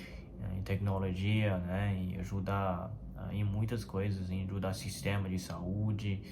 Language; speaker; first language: Portuguese; non-native, fluent; Chinese